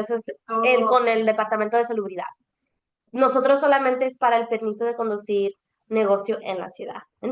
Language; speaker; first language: Spanish; early bilingual, other home language; English